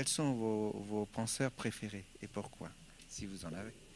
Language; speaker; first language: French; non-native, fluent; Spanish